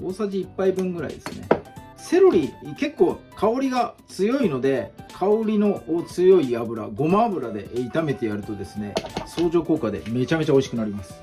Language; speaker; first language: Japanese; native; Japanese